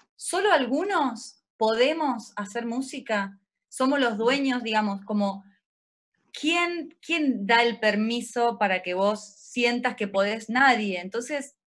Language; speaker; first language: Spanish; native; Spanish